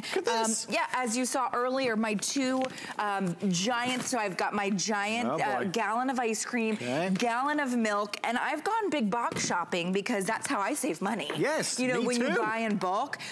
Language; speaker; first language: English; native; English